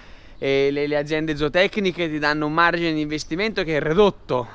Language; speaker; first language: Italian; native; Italian